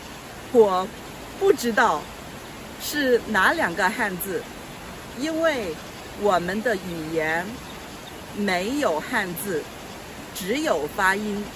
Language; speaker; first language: Chinese; non-native, local second language; Yao